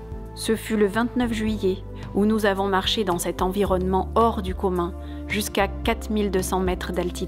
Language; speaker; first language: French; native; French